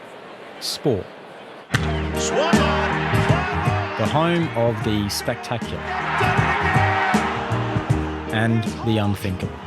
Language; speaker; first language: English; native; English